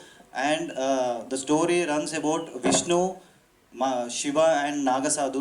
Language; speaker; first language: Hindi; non-native, local second language; Telugu